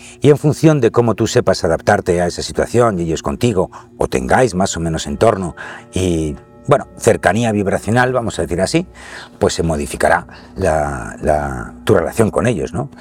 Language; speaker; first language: Spanish; native; Spanish